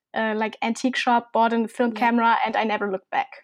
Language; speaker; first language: English; non-native, fluent; German